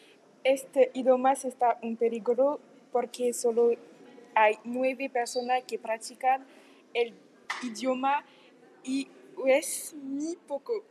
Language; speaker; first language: Spanish; non-native, learner; French